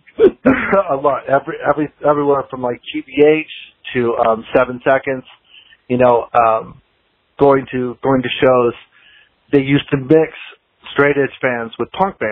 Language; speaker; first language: English; native; English